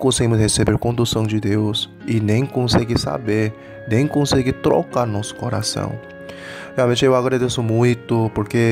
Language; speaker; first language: Portuguese; non-native, fluent; Korean